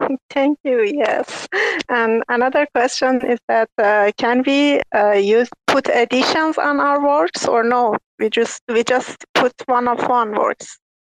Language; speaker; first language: English; non-native, learner; Persian